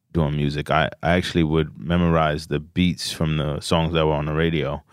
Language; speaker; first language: English; native; English